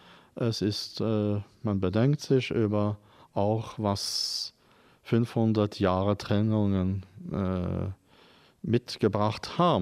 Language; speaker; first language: German; non-native, fluent; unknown